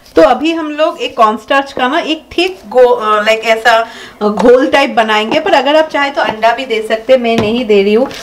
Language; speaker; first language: Hindi; non-native, local second language; Bangla